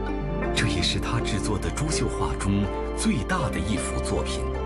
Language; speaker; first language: Chinese; native; Chinese